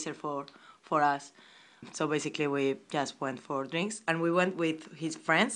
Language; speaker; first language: English; non-native, learner; Spanish